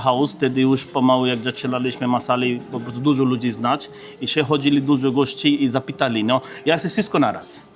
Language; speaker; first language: Polish; non-native, learner; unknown